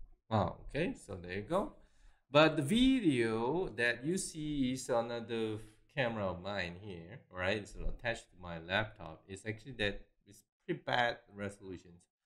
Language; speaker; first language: English; non-native, fluent; Korean